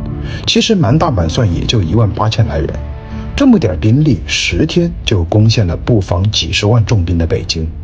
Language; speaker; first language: Chinese; native; Chinese